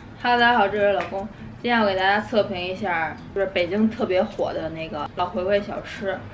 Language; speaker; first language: Chinese; native; Chinese